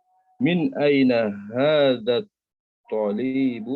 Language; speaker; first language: Arabic; non-native, learner; Indonesian